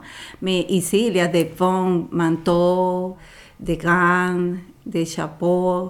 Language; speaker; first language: French; non-native, fluent; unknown